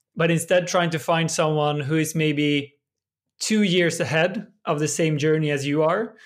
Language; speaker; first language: English; non-native, fluent; Swedish